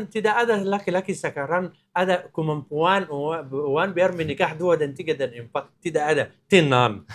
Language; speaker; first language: Indonesian; non-native, learner; Arabic